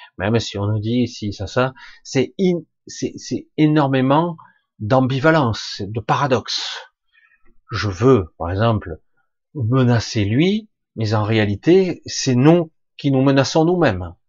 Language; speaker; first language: French; native; French